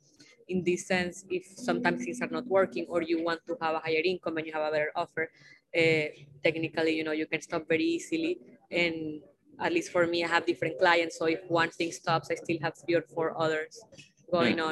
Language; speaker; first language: English; non-native, fluent; Spanish